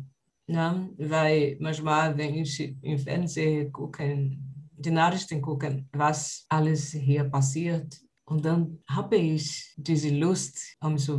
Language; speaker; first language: German; non-native, learner; Portuguese